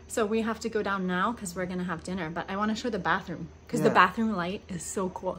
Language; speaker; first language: English; native; English